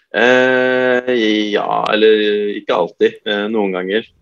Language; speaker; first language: Norwegian; native; Norwegian